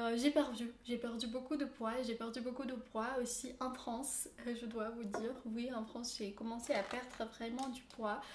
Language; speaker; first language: French; non-native, fluent; Armenian